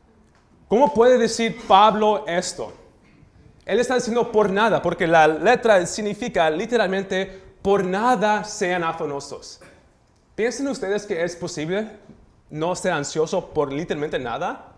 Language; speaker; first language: Spanish; early bilingual, heritage; Spanish